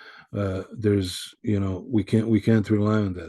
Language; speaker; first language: English; early bilingual, other home language; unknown